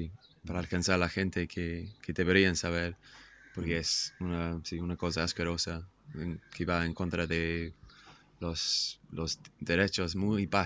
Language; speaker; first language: Spanish; non-native, fluent; English